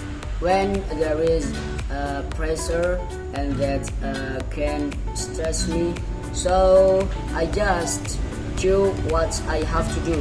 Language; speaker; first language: English; non-native, learner; Indonesian